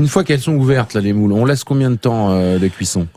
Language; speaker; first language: French; native; French